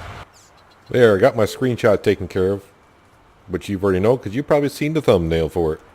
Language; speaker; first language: English; native; English